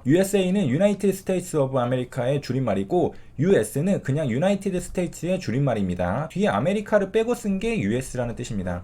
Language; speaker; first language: Korean; native; Korean